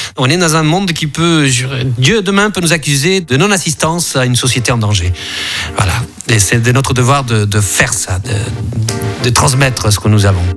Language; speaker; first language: French; early bilingual, other home language; Spanish